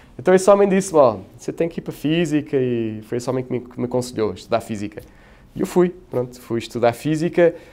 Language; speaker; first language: Portuguese; native; Portuguese